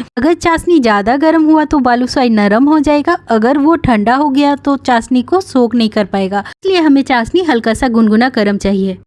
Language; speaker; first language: Hindi; non-native, local second language; Bangla